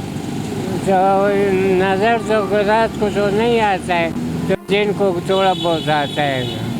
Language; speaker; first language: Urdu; non-native, local second language; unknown